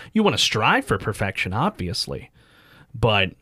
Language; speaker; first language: English; early bilingual, other home language; Filipino